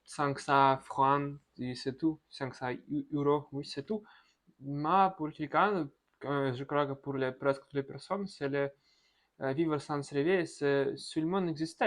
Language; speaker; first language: French; non-native, learner; Russian